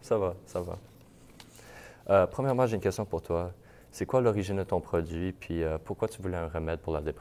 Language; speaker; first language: French; native; French